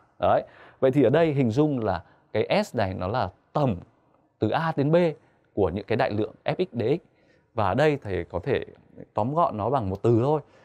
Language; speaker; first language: Vietnamese; native; Vietnamese